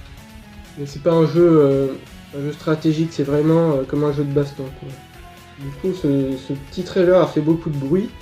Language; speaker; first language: French; native; French